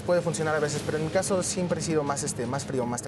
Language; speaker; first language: Spanish; native; Spanish